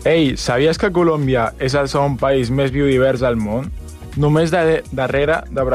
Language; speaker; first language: Catalan; non-native, learner; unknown